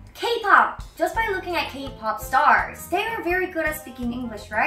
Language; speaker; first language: English; non-native, fluent; Korean